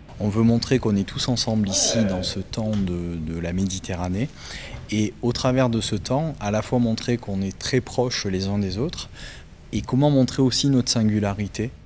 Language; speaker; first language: French; native; French